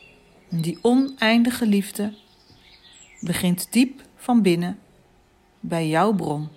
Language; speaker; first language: Dutch; native; Dutch